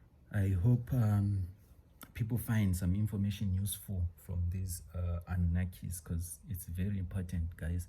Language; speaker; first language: English; non-native, local second language; Xhosa